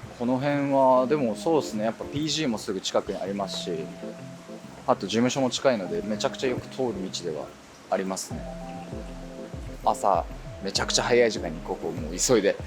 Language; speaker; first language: Japanese; native; Japanese